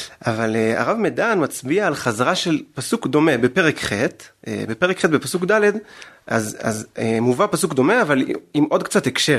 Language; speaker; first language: Hebrew; native; Hebrew